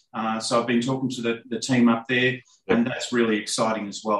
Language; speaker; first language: English; native; English